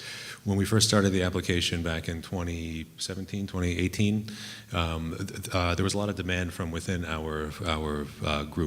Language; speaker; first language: English; native; English